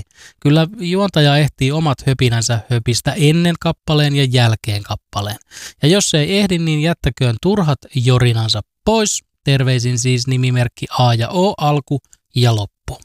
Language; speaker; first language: Finnish; native; Finnish